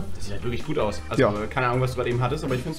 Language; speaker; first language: German; native; German